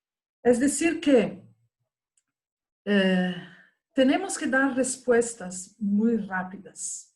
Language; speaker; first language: Spanish; non-native, fluent; Portuguese